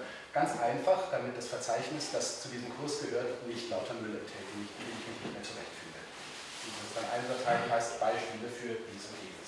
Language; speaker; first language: German; native; German